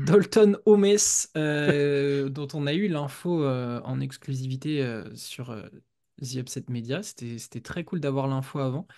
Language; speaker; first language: French; native; French